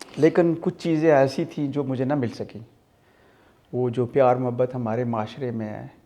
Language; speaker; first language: Urdu; non-native, local second language; Punjabi